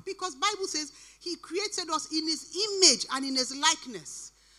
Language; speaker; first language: English; non-native, local second language; Yoruba